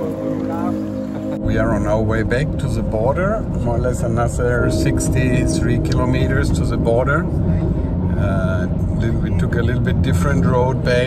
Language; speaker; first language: English; non-native, fluent; German